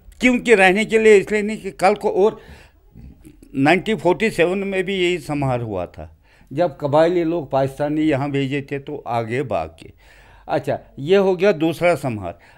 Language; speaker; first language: Hindi; non-native, local second language; Kashmiri